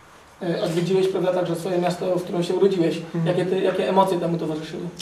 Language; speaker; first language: Polish; native; Polish